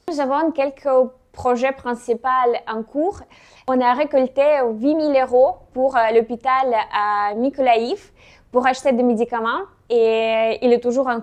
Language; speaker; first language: French; non-native, fluent; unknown